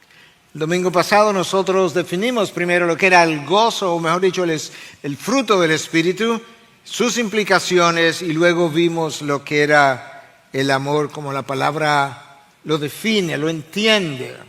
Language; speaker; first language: Spanish; native; Spanish